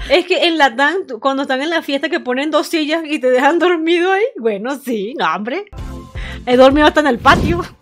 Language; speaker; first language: Spanish; native; Spanish